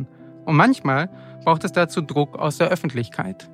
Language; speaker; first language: German; native; German